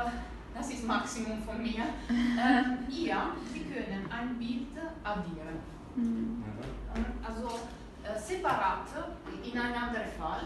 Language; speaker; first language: German; non-native, learner; Italian